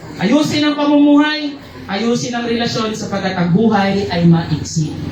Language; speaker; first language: Filipino; non-native, local second language; Cebuano